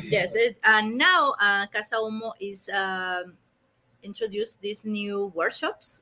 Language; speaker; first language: English; non-native, learner; Spanish